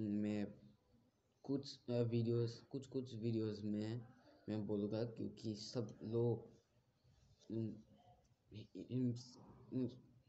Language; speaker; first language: Hindi; non-native, learner; Bangla